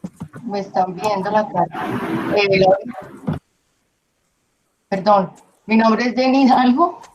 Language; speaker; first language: Spanish; native; Spanish